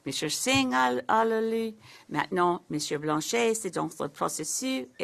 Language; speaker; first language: French; non-native, learner; English